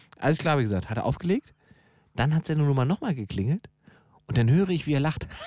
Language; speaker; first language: German; native; German